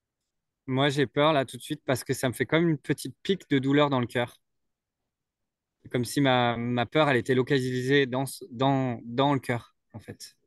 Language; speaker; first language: French; native; French